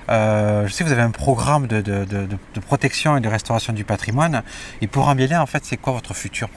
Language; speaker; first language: French; native; French